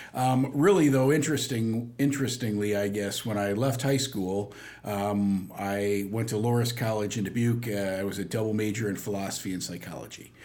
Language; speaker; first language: English; native; English